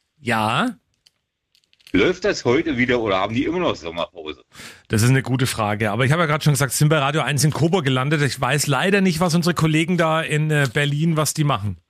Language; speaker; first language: German; native; German